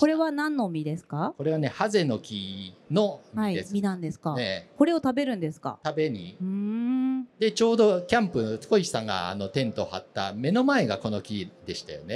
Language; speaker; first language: Japanese; native; Japanese